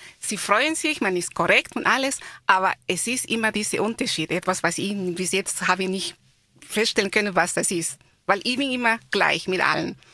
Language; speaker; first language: German; non-native, fluent; Spanish